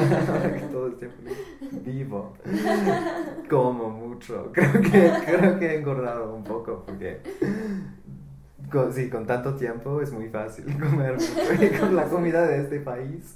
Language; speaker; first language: Spanish; non-native, fluent; English